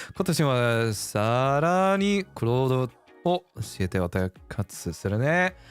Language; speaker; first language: Japanese; non-native, learner; English